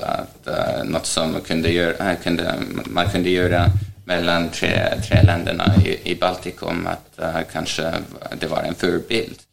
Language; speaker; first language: Swedish; non-native, fluent; Estonian